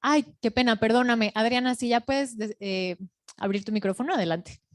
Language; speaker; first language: Spanish; native; Spanish